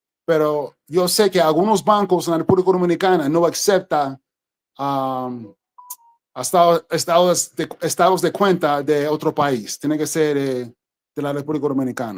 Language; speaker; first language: Spanish; non-native, fluent; English